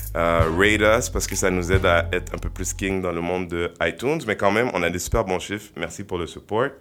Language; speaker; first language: French; native; French